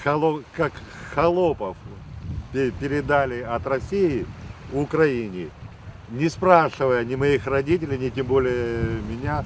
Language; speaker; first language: Russian; native; Russian